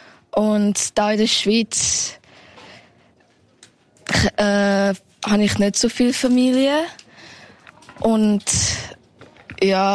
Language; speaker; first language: German; early bilingual, heritage; Thai